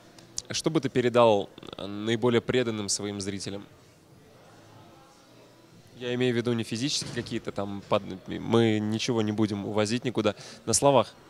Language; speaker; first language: Russian; native; Russian